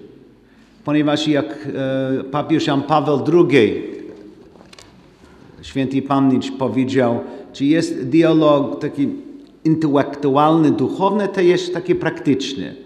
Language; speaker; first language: Polish; non-native, learner; English